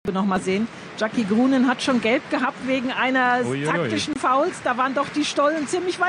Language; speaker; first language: German; native; German